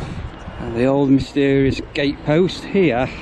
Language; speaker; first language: English; native; English